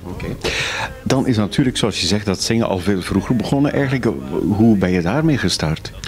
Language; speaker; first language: Dutch; native; Dutch